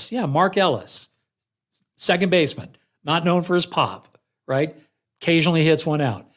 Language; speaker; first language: English; native; English